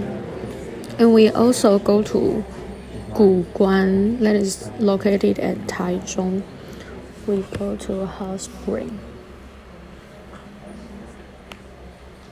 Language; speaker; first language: English; non-native, learner; Chinese